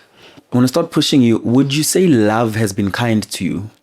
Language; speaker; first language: English; non-native, local second language; Zulu